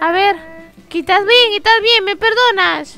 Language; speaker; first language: Spanish; native; Spanish